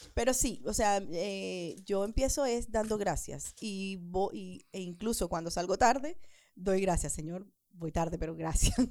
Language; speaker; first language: Spanish; native; Spanish